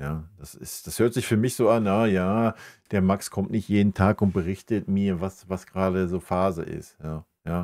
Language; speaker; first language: German; native; German